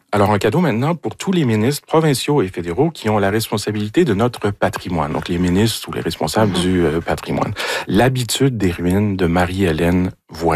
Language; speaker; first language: French; native; French